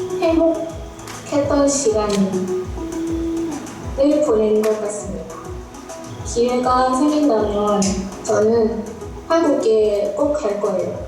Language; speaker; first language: Korean; non-native, learner; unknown